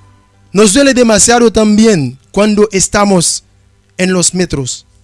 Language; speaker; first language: Spanish; non-native, learner; Haitian Creole